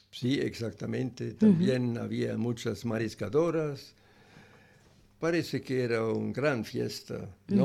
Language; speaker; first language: Spanish; non-native, learner; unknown